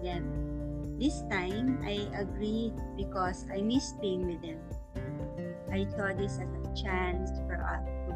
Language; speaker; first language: English; non-native, local second language; Iloko